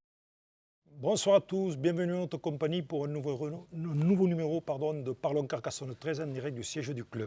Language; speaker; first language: French; native; French